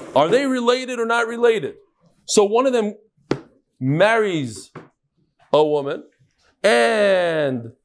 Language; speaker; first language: English; native; English